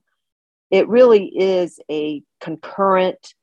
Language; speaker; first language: English; early bilingual, other home language; Chinese